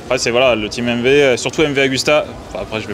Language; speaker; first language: French; native; French